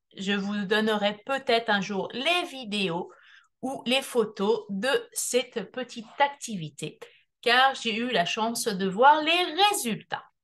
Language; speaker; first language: French; native; French